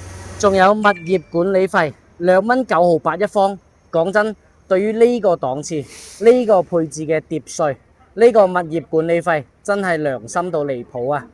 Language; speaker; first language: Cantonese; native; Cantonese